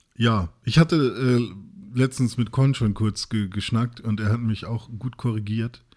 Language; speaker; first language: German; native; German